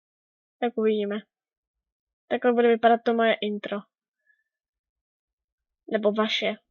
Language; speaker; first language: Czech; native; Czech